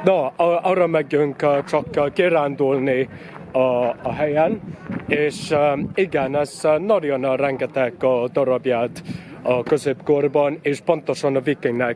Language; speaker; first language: Hungarian; non-native, learner; English